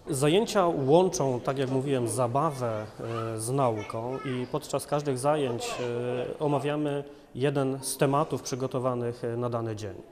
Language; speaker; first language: Polish; native; Polish